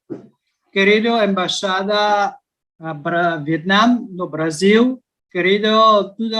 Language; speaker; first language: Spanish; non-native, learner; Vietnamese